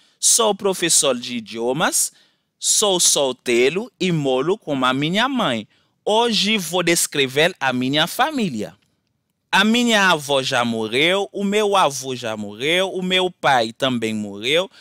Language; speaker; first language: Portuguese; non-native, fluent; Haitian Creole